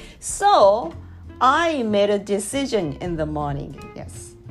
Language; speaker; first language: English; non-native, learner; Japanese